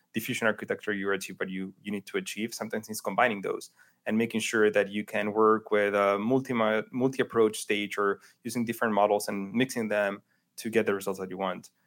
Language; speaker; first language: English; non-native, fluent; Spanish